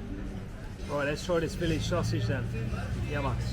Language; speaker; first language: English; native; English